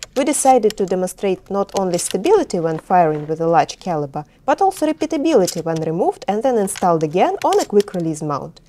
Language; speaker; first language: English; non-native, fluent; Russian